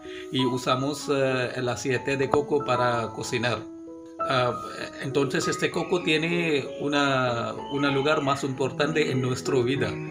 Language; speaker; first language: Spanish; non-native, learner; Malayalam